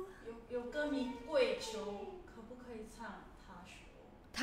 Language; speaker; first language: Chinese; native; Chinese